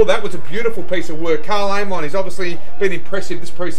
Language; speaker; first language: English; native; English